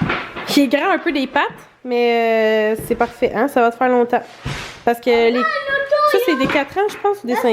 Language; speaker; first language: French; native; French